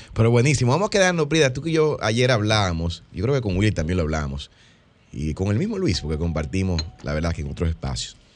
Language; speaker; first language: Spanish; native; Spanish